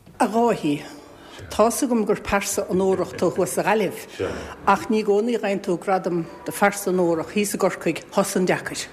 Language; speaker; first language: Irish; native; Irish